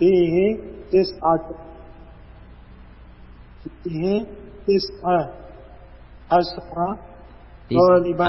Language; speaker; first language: Arabic; non-native, learner; Indonesian